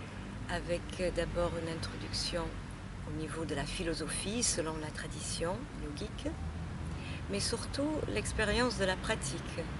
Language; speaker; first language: French; non-native, fluent; English